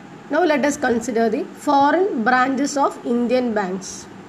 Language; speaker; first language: English; non-native, local second language; Malayalam